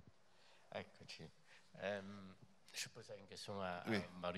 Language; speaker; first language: French; non-native, fluent; Chinese